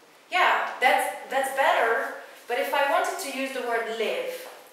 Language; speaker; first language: English; non-native, fluent; Hungarian